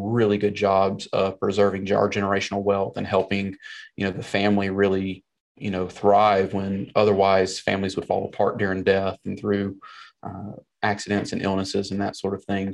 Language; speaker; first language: English; native; English